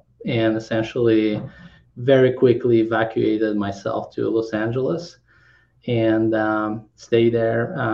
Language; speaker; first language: English; non-native, fluent; Kazakh